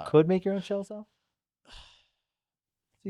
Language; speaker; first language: English; native; English